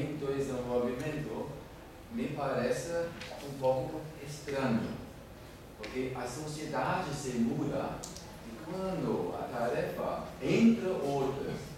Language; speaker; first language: Portuguese; non-native, fluent; German